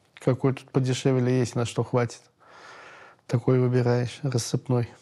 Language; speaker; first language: Russian; native; Russian